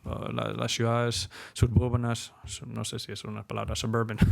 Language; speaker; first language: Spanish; early bilingual, heritage; Spanish